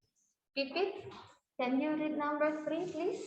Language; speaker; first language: English; non-native, fluent; Indonesian